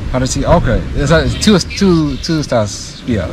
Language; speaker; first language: Spanish; non-native, learner; English